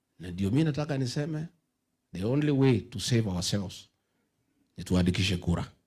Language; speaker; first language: Swahili; non-native, local second language; Kikuyu